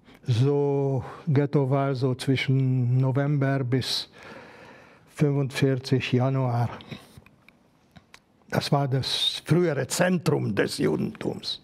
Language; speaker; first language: German; non-native, fluent; Hungarian